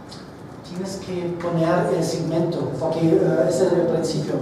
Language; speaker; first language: Spanish; non-native, fluent; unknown